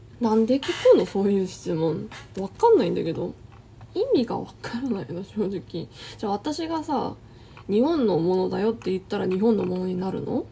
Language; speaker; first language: Japanese; non-native, fluent; Korean